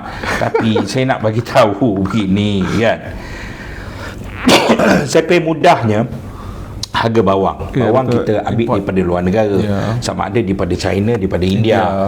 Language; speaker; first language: Malay; native; Malay